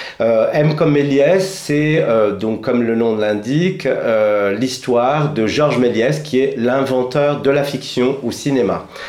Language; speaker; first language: French; non-native, fluent; Spanish